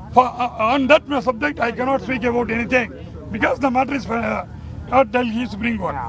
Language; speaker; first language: English; non-native, local second language; Tamil